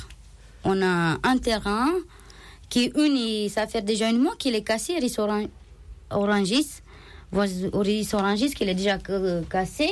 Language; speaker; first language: French; non-native, learner; Romanian